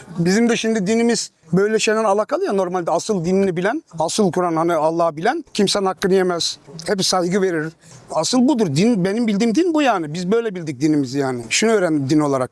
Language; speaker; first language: Turkish; early bilingual, heritage; Turkish